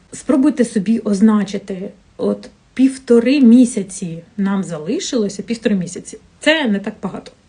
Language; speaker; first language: Ukrainian; non-native, local second language; Russian